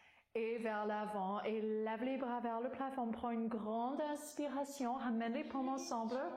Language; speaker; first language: French; non-native, fluent; English